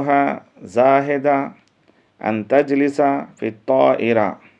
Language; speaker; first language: Arabic; non-native, fluent; Urdu